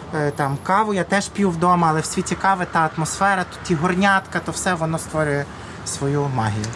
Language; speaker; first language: Ukrainian; native; Ukrainian